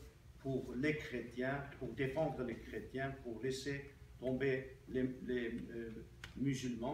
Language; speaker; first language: French; non-native, local second language; Armenian